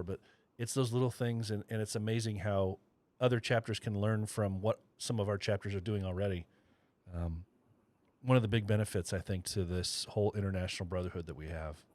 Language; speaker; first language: English; native; English